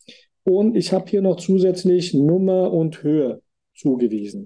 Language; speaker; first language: German; native; German